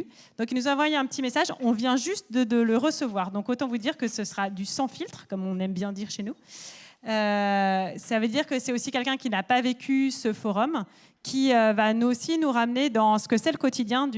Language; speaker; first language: French; native; French